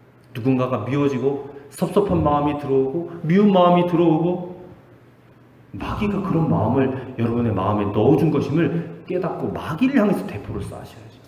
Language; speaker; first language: Korean; native; Korean